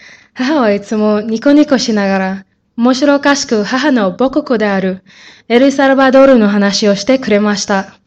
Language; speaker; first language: Japanese; non-native, learner; English